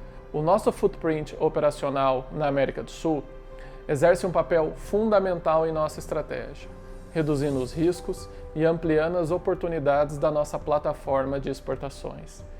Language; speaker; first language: Portuguese; native; Portuguese